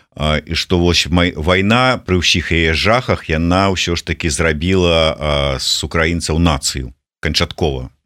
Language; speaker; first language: Belarusian; non-native, local second language; Russian